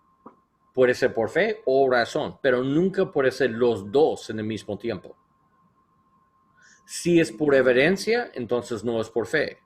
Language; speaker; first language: Spanish; non-native, learner; English